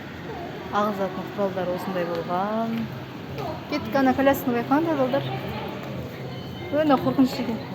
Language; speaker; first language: Kazakh; native; Kazakh